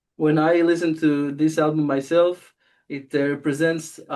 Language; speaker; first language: English; non-native, learner; Russian